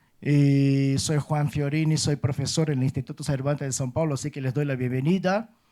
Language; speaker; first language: Spanish; non-native, fluent; Portuguese